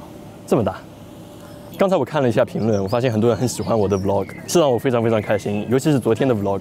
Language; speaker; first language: Chinese; native; Chinese